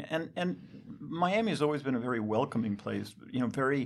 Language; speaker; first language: English; native; English